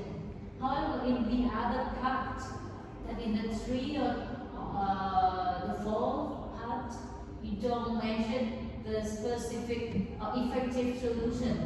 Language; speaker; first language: English; non-native, fluent; Vietnamese